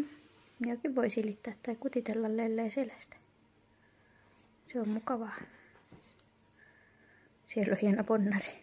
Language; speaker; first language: Finnish; native; Finnish